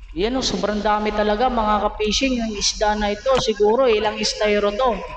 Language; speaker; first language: Filipino; non-native, local second language; Cebuano